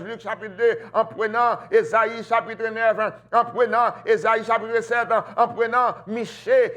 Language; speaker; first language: French; non-native, local second language; Haitian Creole